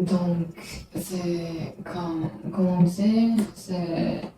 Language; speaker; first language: French; non-native, learner; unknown